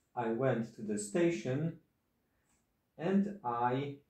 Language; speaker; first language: English; non-native, fluent; Polish